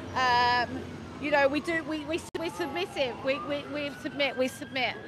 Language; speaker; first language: English; native; English